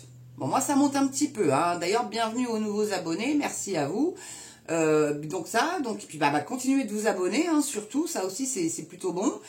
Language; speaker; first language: French; native; French